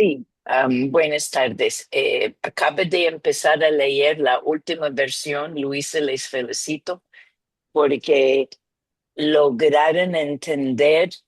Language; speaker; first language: Spanish; non-native, fluent; English